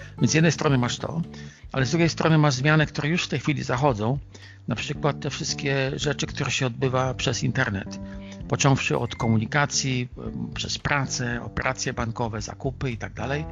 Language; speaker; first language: Polish; native; Polish